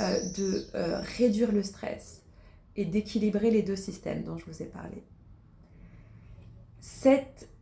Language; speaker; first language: French; native; French